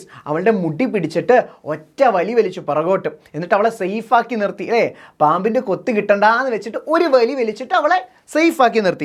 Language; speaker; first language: Malayalam; native; Malayalam